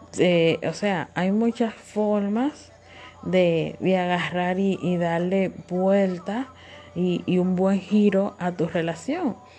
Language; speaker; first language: Spanish; native; Spanish